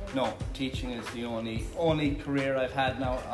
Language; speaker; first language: English; native; English